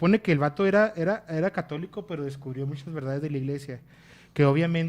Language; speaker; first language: Spanish; native; Spanish